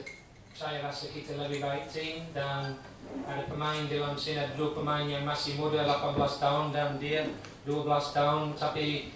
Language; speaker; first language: Indonesian; non-native, fluent; English